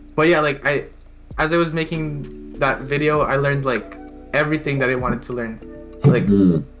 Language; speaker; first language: English; non-native, fluent; Filipino